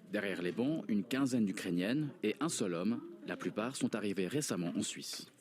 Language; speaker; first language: French; native; French